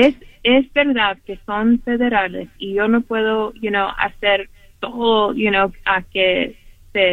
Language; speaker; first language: Spanish; early bilingual, heritage; Spanish